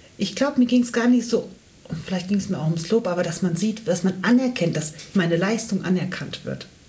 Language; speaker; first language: German; native; German